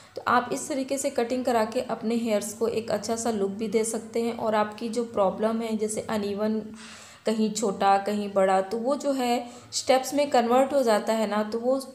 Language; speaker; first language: Hindi; native; Hindi